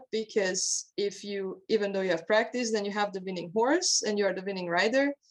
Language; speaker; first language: English; non-native, fluent; Hungarian